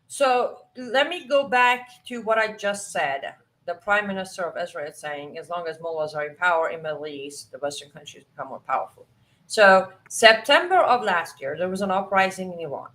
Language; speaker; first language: English; non-native, fluent; Persian